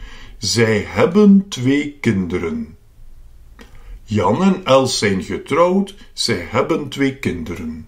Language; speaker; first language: Dutch; non-native, fluent; Russian